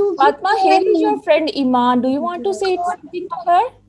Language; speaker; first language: English; non-native, local second language; Urdu